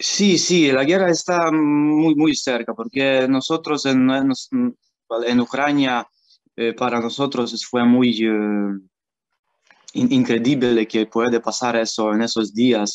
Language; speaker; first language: Spanish; non-native, learner; Ukrainian